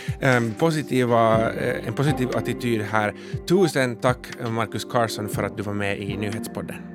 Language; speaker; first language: Swedish; native; Swedish